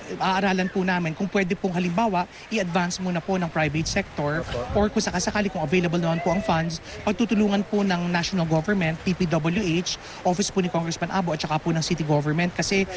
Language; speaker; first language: Filipino; native; Filipino